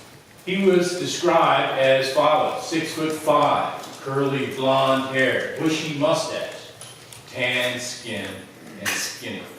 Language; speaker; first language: English; native; English